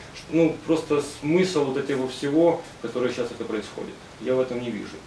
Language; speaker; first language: Russian; non-native, local second language; Ukrainian